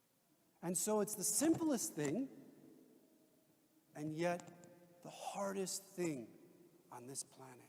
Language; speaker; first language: English; native; English